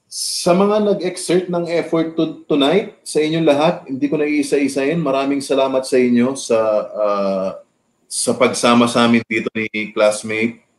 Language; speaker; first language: Filipino; native; Filipino